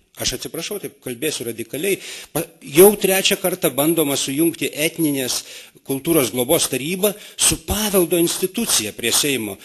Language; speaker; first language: Lithuanian; native; Lithuanian